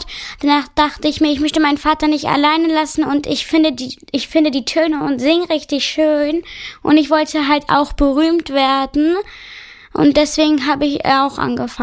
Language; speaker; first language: German; early bilingual, other home language; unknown